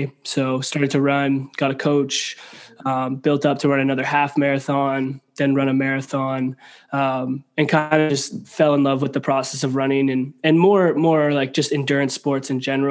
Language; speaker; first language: English; native; English